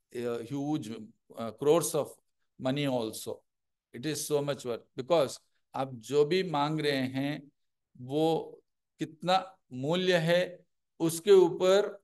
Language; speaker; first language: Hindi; non-native, local second language; Telugu